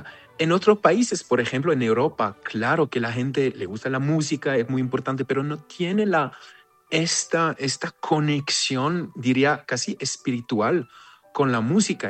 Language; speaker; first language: Spanish; non-native, fluent; Hebrew